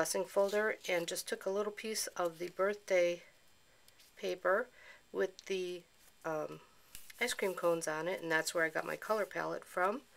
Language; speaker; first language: English; native; English